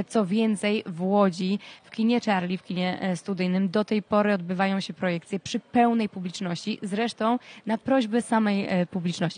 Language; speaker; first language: Polish; native; Polish